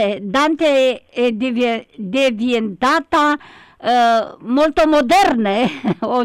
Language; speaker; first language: Italian; non-native, learner; Romanian